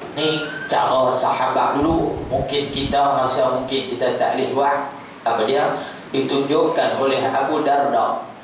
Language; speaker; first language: Malay; native; Malay